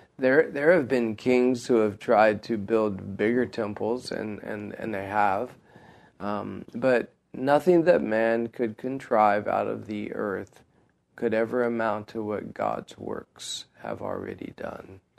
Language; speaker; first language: English; native; English